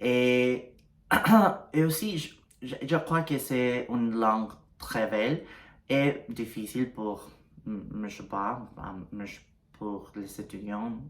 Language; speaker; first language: French; non-native, learner; Spanish